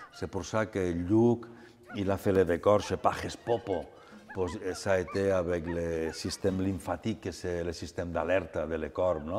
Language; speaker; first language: French; non-native, fluent; Catalan